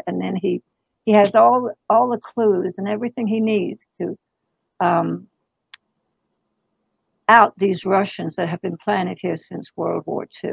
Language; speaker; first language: English; native; English